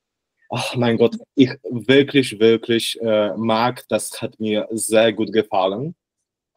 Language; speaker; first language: German; non-native, learner; Polish